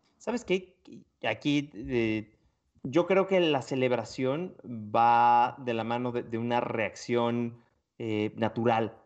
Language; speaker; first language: Spanish; native; Spanish